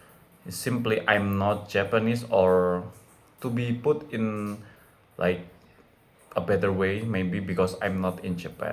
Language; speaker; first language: English; non-native, fluent; Indonesian